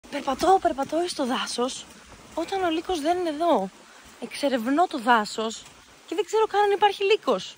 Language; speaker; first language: Greek; native; Greek